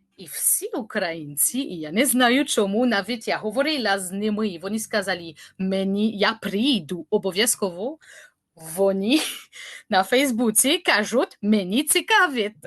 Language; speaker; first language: Ukrainian; non-native, learner; French